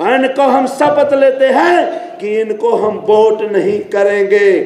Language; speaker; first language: Hindi; native; Hindi